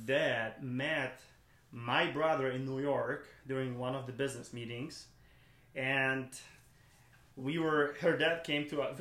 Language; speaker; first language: English; non-native, fluent; German